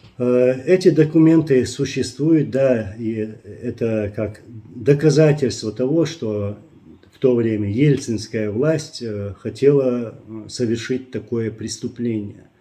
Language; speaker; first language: Russian; non-native, local second language; Chechen